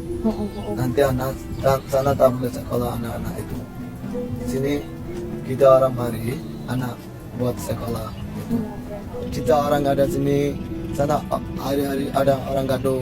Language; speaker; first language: Indonesian; non-native, learner; Rohingya